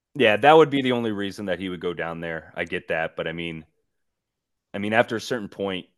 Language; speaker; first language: English; native; English